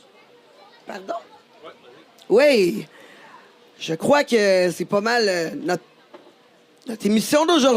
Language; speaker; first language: French; native; French